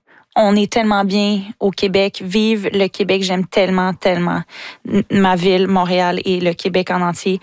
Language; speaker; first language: French; native; French